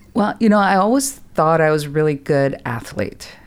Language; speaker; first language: English; non-native, fluent; German